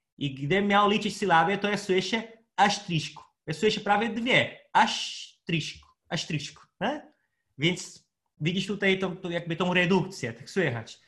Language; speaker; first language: Polish; non-native, fluent; Portuguese